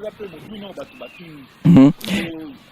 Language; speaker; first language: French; non-native, local second language; Lingala